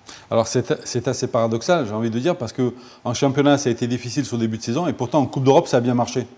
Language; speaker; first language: French; native; French